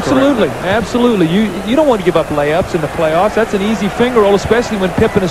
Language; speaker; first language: English; native; English